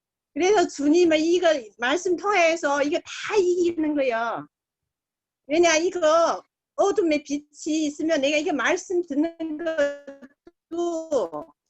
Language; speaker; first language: Korean; non-native, learner; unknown